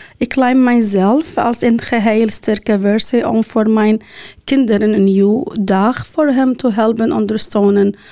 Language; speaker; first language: Dutch; non-native, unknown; Arabic